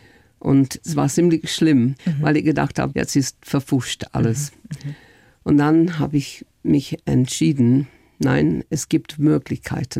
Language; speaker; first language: German; non-native, fluent; English